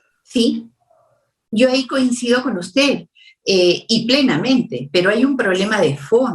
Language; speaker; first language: Spanish; native; Spanish